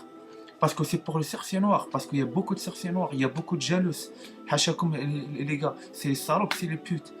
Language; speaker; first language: French; non-native, learner; Arabic